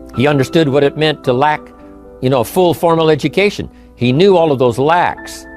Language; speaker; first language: English; native; English